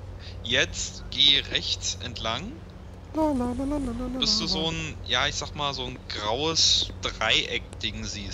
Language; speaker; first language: German; native; German